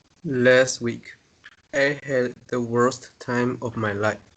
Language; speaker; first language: English; non-native, learner; Chinese